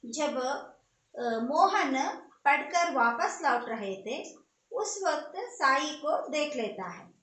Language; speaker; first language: Hindi; non-native, local second language; Kannada